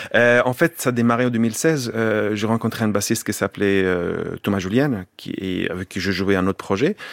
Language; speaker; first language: French; non-native, fluent; Arabic